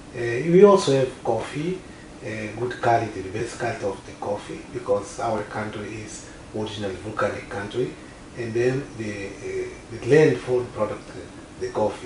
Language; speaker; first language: English; non-native, learner; Portuguese